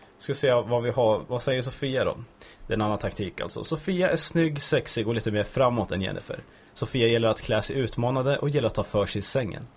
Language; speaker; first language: Swedish; native; Swedish